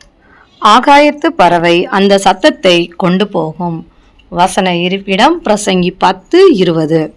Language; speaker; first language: Tamil; native; Tamil